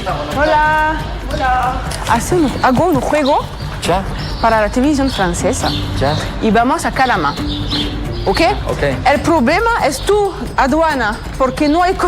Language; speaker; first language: Spanish; non-native, learner; French